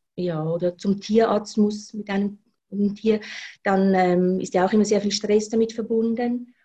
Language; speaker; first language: German; native; German